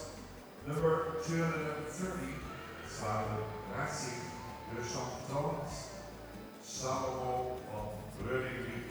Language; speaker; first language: Dutch; native; Dutch